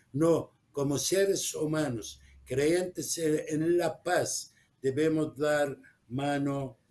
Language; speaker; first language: Spanish; non-native, fluent; Arabic